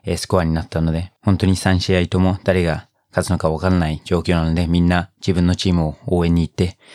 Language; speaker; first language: Japanese; non-native, fluent; English